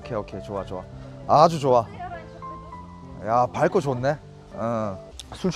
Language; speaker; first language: Korean; native; Korean